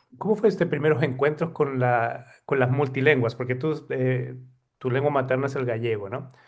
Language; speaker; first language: Spanish; native; Spanish